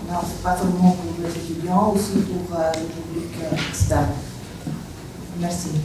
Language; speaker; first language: French; non-native, fluent; Spanish